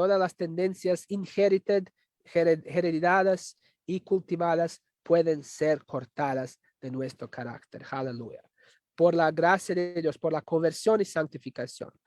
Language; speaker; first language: Spanish; non-native, fluent; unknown